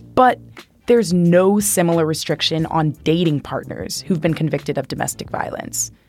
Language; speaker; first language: English; native; English